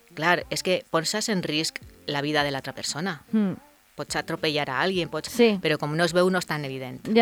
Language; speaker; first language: Catalan; non-native, local second language; Spanish